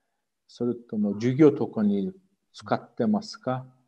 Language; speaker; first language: Japanese; non-native, fluent; Mongolian